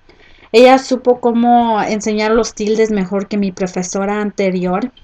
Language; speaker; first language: Spanish; early bilingual, heritage; Spanish